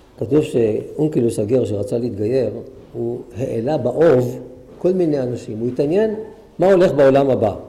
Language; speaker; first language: Hebrew; native; Hebrew